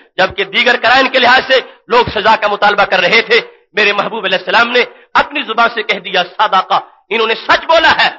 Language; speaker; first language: Urdu; native; Urdu